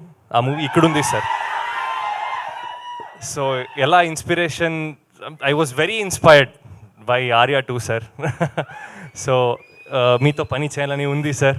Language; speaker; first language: Telugu; non-native, learner; Kannada